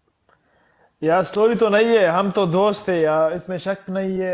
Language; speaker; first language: Hindi; non-native, local second language; Pashto